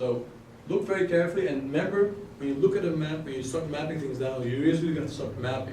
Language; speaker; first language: English; non-native, fluent; Dutch